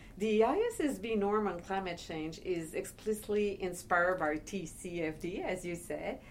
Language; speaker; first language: English; non-native, fluent; French